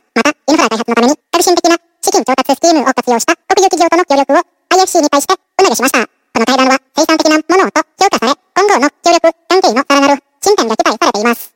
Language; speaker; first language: Japanese; non-native, fluent; Indonesian